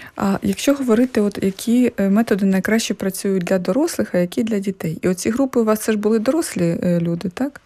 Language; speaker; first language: Ukrainian; native; Ukrainian